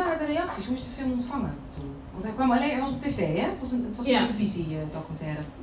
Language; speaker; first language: Dutch; native; Dutch